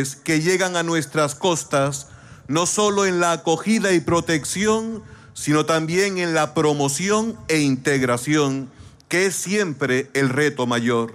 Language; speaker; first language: Spanish; native; Spanish